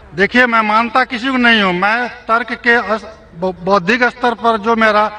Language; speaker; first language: Hindi; native; Hindi